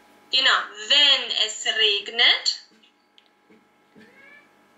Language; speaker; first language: German; native; German